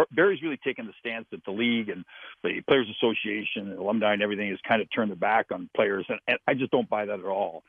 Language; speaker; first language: English; native; English